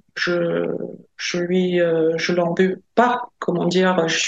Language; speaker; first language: French; non-native, fluent; Latvian